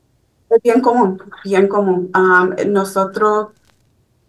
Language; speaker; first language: Spanish; early bilingual, heritage; Spanish